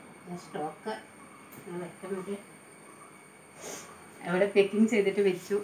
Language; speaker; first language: Malayalam; non-native, learner; Tamil